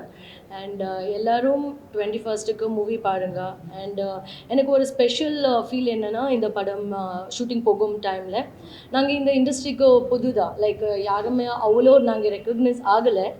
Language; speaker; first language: Tamil; non-native, learner; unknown